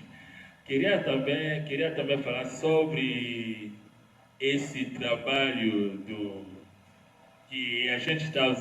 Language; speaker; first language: Portuguese; non-native, learner; Lingala